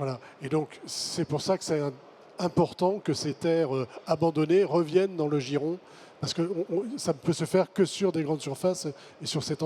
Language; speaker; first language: French; native; French